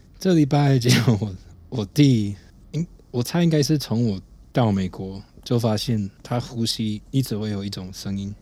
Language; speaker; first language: Chinese; non-native, fluent; English